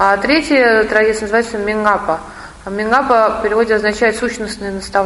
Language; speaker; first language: Russian; native; Russian